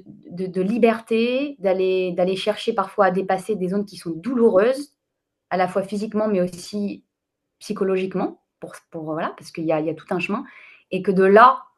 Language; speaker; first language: French; native; French